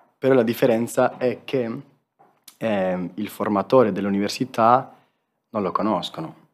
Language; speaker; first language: Italian; non-native, fluent; Spanish